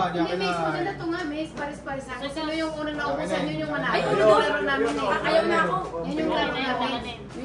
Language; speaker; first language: Filipino; native; Filipino